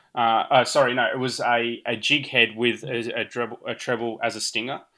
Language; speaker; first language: English; early bilingual, other home language; Portuguese